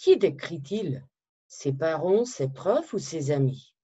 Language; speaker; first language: French; non-native, fluent; Macedonian